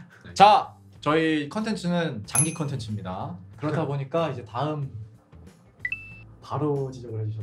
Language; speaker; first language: Korean; native; Korean